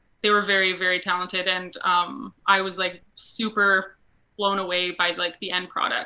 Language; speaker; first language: English; native; English